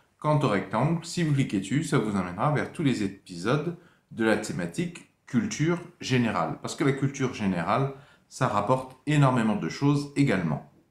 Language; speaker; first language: French; native; French